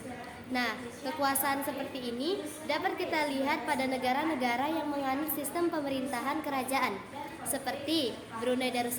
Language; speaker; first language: Indonesian; native; Indonesian